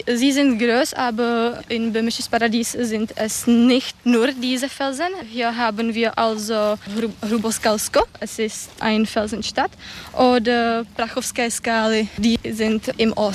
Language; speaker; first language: German; non-native, learner; Czech